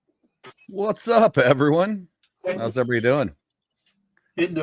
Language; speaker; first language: English; native; English